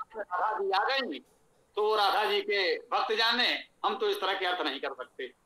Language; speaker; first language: Hindi; native; Hindi